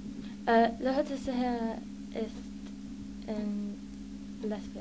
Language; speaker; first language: French; non-native, learner; English